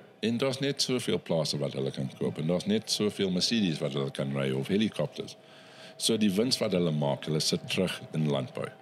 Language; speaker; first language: Afrikaans; non-native, local second language; English